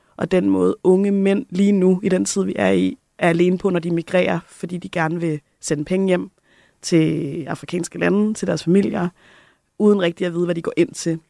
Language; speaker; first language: Danish; native; Danish